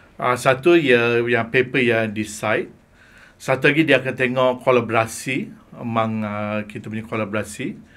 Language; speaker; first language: Malay; non-native, local second language; Tamil